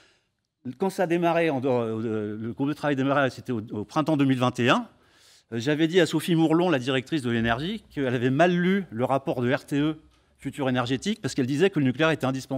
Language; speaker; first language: French; native; French